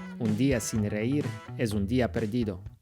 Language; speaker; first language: Spanish; non-native, fluent; Polish